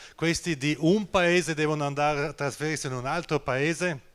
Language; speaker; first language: Italian; non-native, local second language; German